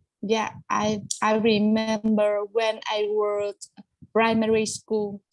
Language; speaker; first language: English; non-native, learner; Vietnamese